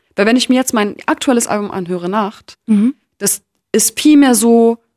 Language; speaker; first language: German; native; German